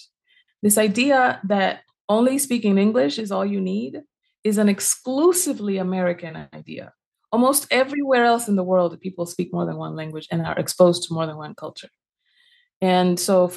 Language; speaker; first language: English; early bilingual, other home language; Spanish